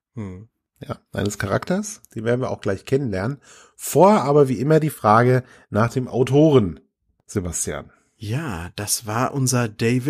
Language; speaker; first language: German; native; German